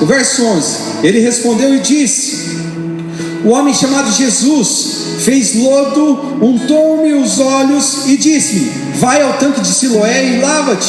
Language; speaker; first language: Portuguese; native; Portuguese